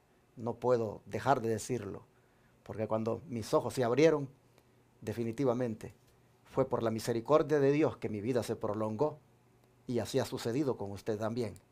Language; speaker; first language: Spanish; native; Spanish